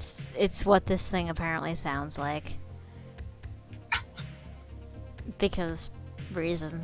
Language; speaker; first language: English; native; English